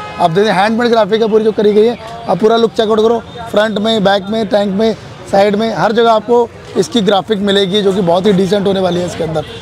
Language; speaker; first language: Hindi; native; Hindi